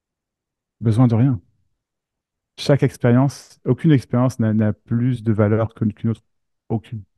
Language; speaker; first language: French; native; French